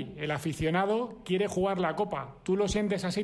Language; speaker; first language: Spanish; native; Spanish